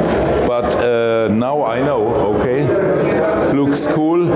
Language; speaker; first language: English; non-native, fluent; German